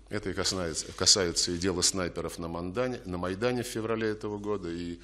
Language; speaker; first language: Russian; native; Russian